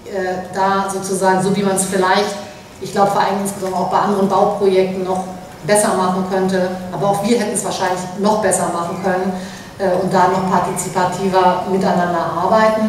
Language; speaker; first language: German; native; German